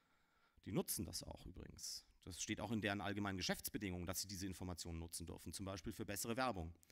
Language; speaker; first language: German; native; German